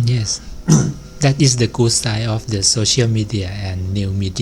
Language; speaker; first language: English; non-native, learner; Thai